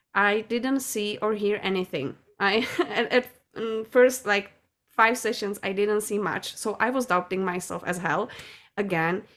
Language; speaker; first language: English; non-native, fluent; Czech